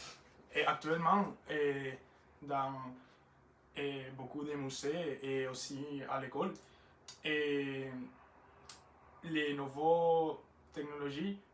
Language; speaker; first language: French; non-native, learner; Spanish